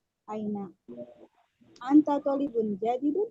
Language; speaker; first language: Arabic; non-native, learner; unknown